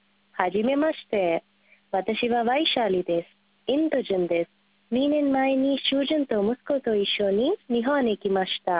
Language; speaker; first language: Japanese; non-native, learner; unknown